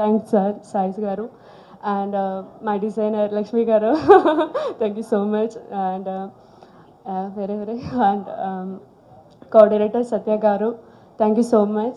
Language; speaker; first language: Telugu; non-native, learner; Malayalam